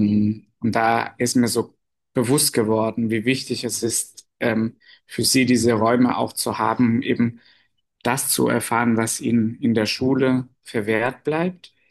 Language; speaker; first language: German; non-native, fluent; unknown